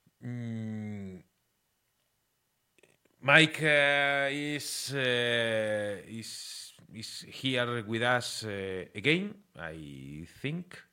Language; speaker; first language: English; non-native, learner; Spanish